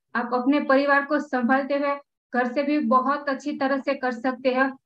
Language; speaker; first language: Hindi; non-native, local second language; Gujarati